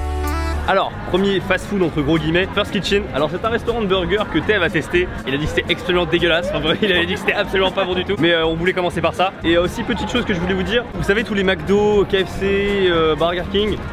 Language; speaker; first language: French; native; French